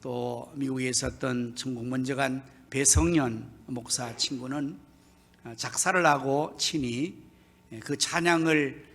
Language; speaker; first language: Korean; native; Korean